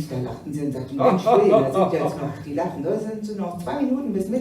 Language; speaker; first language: German; native; German